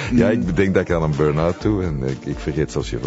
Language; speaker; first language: Dutch; native; Dutch